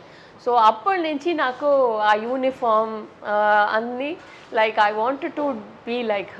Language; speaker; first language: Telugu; non-native, local second language; Tamil